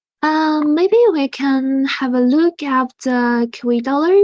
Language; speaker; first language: English; non-native, fluent; Chinese